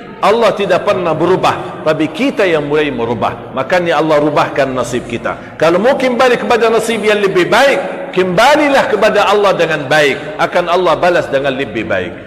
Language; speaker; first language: Malay; non-native, fluent; Arabic